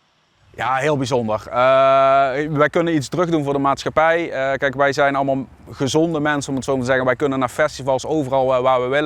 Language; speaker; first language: Dutch; native; Dutch